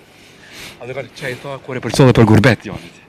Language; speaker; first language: Albanian; native; Albanian